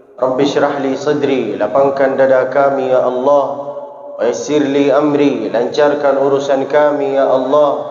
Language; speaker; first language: Malay; early bilingual, heritage; Malay